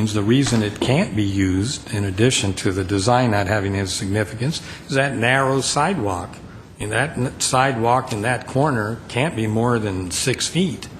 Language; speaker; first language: English; native; English